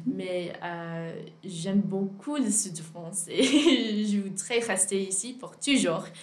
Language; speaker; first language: French; non-native, learner; English